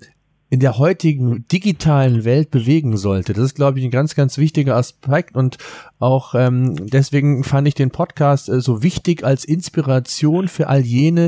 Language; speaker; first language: German; native; German